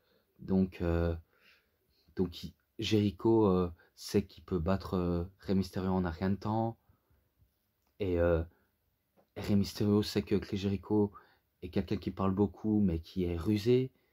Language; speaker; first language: French; native; French